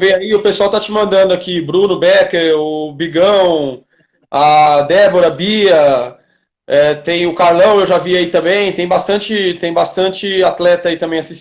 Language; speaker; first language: Portuguese; native; Portuguese